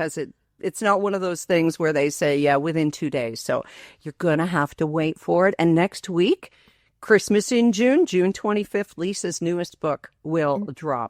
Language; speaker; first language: English; native; English